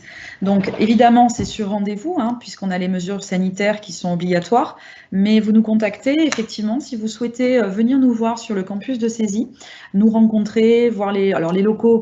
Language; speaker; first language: French; native; French